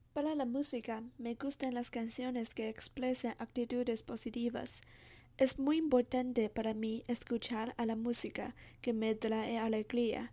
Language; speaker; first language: Spanish; non-native, learner; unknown